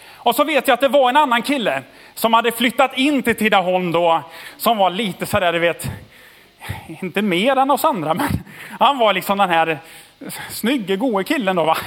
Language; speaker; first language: Swedish; native; Swedish